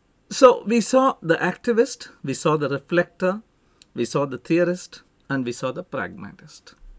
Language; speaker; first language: English; non-native, local second language; Tamil